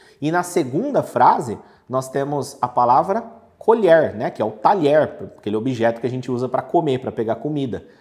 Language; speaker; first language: Portuguese; native; Portuguese